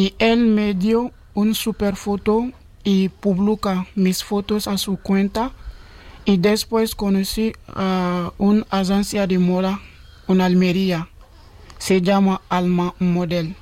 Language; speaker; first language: Spanish; non-native, learner; Bambara